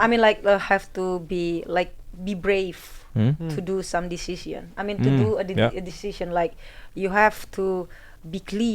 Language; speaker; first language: English; non-native, fluent; Indonesian